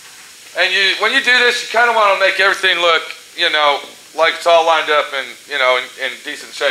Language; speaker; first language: English; native; English